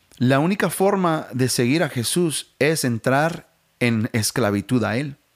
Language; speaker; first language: Spanish; non-native, fluent; English